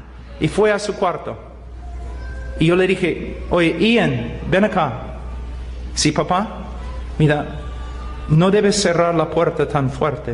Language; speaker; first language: Spanish; non-native, fluent; English